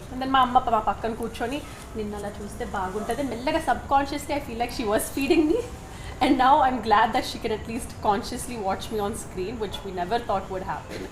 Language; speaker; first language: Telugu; early bilingual, heritage; Telugu